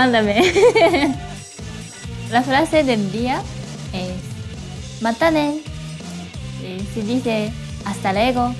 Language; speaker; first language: Spanish; non-native, learner; Japanese